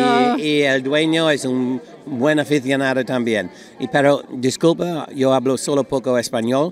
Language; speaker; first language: Spanish; non-native, learner; English